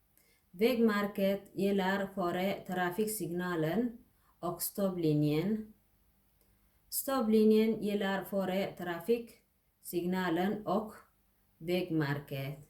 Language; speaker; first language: Swedish; non-native, learner; Tigrinya